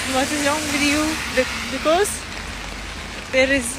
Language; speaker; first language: English; non-native, learner; Russian